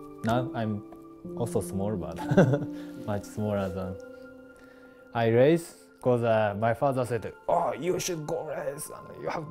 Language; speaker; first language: English; non-native, learner; Japanese